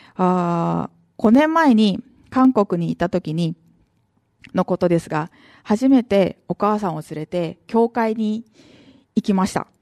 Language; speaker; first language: Japanese; non-native, fluent; Korean